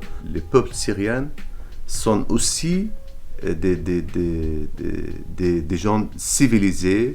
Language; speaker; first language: French; non-native, fluent; Arabic